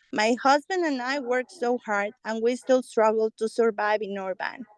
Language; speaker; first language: English; non-native, fluent; Spanish